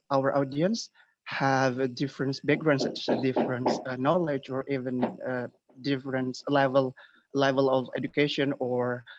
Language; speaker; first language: English; non-native, learner; Indonesian